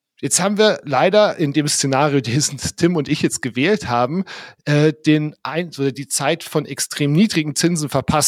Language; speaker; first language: German; native; German